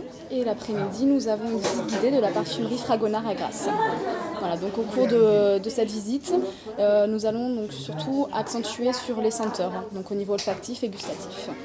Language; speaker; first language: French; native; French